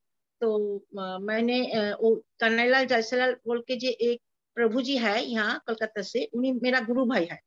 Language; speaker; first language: Hindi; non-native, local second language; Bangla